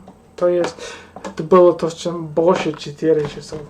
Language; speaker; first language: Russian; non-native, learner; English